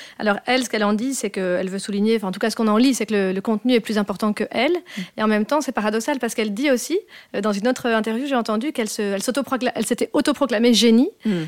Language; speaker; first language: French; native; French